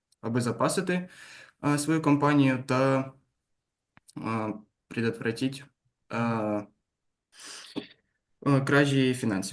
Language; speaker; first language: Ukrainian; non-native, local second language; Russian